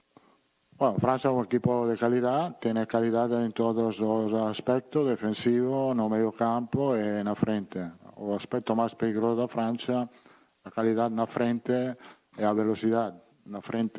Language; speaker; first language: Spanish; non-native, fluent; Italian